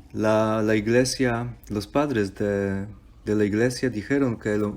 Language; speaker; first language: Spanish; non-native, fluent; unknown